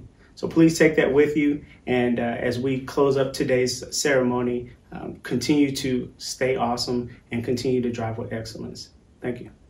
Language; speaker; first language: English; native; English